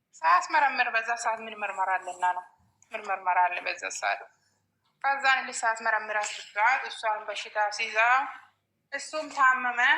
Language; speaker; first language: Amharic; non-native, local second language; Oromo